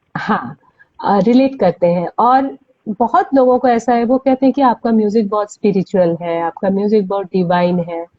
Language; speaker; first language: Hindi; non-native, local second language; Bangla